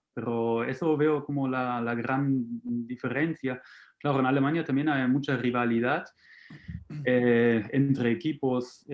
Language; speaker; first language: Spanish; non-native, fluent; German